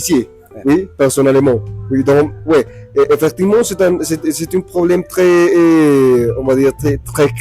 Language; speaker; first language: French; non-native, learner; Spanish